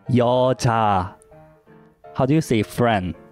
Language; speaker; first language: English; non-native, fluent; Korean